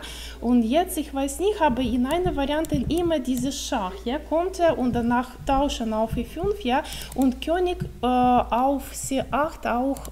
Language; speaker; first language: German; non-native, learner; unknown